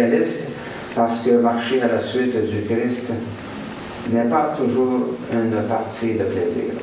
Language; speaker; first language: French; native; French